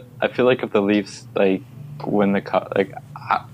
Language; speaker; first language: English; native; English